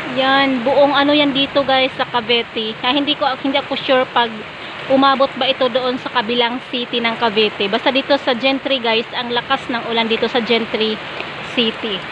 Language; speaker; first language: Filipino; non-native, local second language; Cebuano